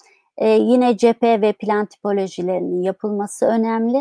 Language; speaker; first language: Turkish; native; Turkish